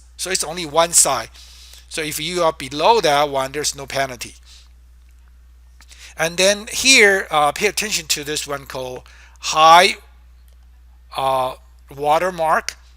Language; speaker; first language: English; non-native, fluent; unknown